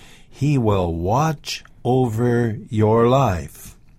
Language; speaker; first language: English; native; English